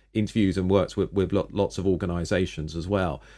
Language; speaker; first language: English; native; English